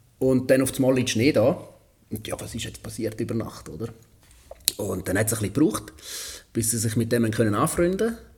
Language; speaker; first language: German; native; German